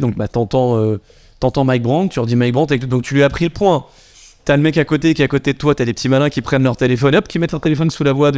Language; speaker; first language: French; native; French